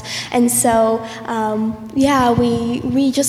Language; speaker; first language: English; native; English